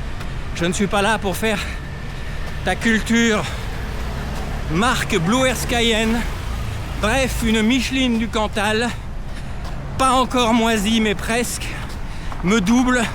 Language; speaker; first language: French; native; French